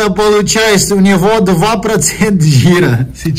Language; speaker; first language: Russian; non-native, learner; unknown